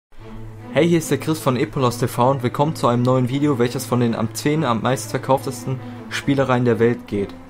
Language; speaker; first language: German; native; German